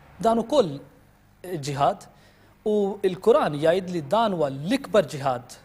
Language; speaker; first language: Maltese; non-native, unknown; Urdu